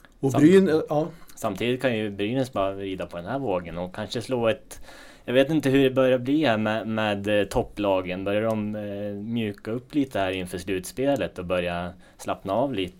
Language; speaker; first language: Swedish; native; Swedish